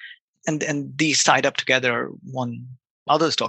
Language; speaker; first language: English; non-native, local second language; Bangla